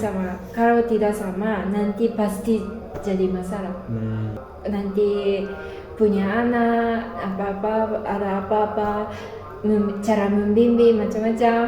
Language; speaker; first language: Indonesian; non-native, learner; Japanese